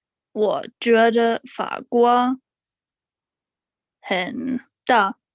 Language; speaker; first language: Chinese; non-native, learner; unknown